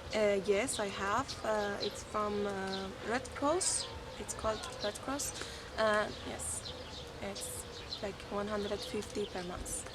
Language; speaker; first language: English; non-native, fluent; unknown